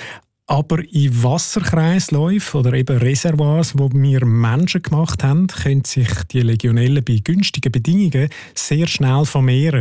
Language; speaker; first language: German; native; German